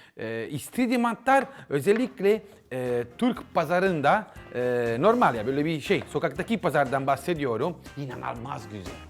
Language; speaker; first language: Turkish; non-native, learner; Italian